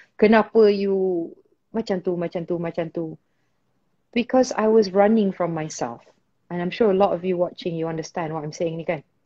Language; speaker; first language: English; non-native, local second language; Malay